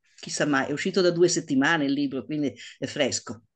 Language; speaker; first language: Italian; native; Italian